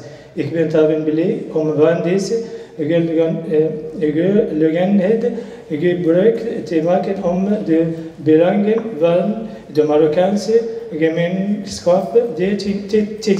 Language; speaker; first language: Dutch; non-native, learner; Arabic